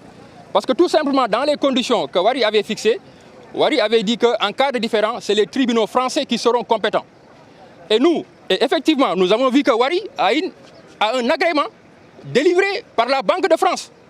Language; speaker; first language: French; non-native, local second language; Wolof